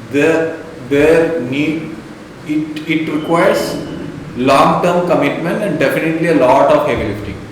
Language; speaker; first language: English; non-native, local second language; Malayalam